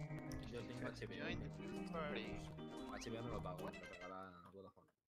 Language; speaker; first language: Spanish; native; Spanish